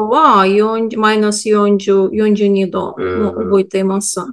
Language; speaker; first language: Japanese; non-native, fluent; Tatar